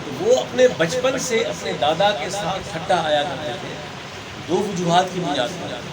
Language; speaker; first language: Urdu; non-native, local second language; Sindhi